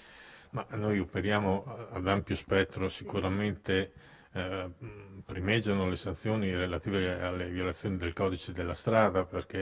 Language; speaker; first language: Italian; native; Italian